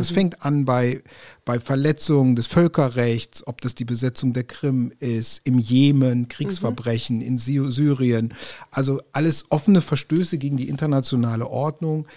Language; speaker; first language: German; native; German